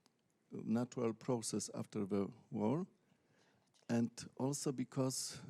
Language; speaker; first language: English; non-native, learner; Polish